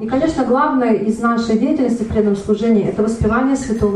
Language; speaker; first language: Russian; native; Russian